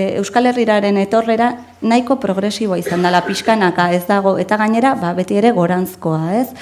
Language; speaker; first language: Basque; non-native, local second language; Spanish